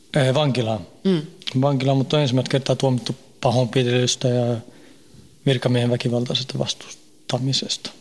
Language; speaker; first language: Finnish; early bilingual, heritage; Finnish